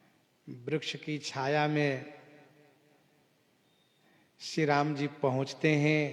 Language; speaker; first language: Hindi; native; Hindi